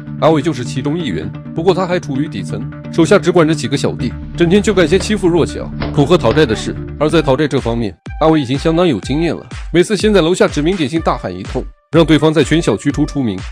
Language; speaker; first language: Chinese; native; Chinese